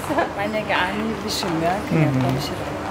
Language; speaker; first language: Korean; non-native, learner; Uzbek